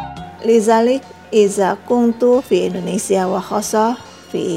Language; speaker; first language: Arabic; non-native, learner; Indonesian